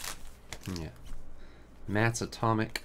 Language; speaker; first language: English; native; English